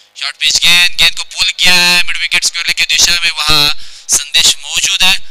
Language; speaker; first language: Hindi; non-native, local second language; Marathi